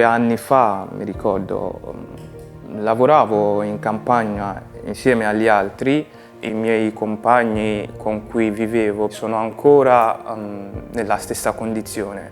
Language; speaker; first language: Italian; non-native, fluent; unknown